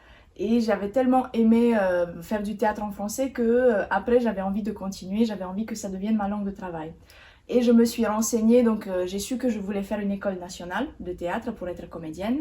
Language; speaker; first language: French; native; French